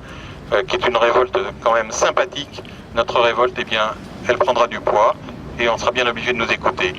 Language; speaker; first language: French; native; French